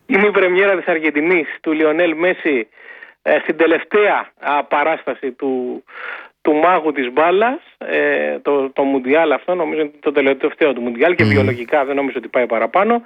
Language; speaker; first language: Greek; native; Greek